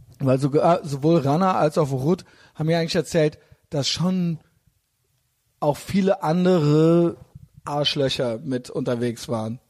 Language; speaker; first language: German; native; German